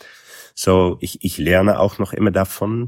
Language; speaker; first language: German; non-native, fluent; Dutch